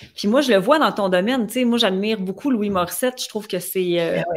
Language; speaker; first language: French; native; French